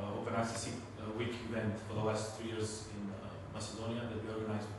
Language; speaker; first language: English; non-native, fluent; Macedonian